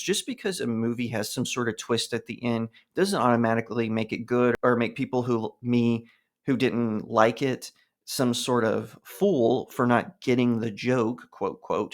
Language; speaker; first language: English; native; English